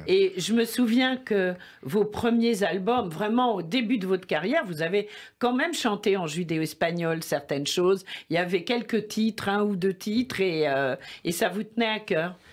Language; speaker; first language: French; native; French